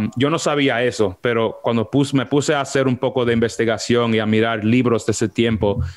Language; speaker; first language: Spanish; early bilingual, heritage; Spanish